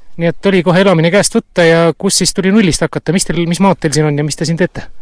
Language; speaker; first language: Estonian; native; Estonian